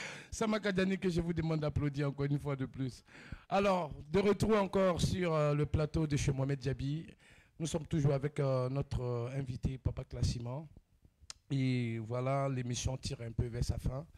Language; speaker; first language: French; non-native, local second language; Bambara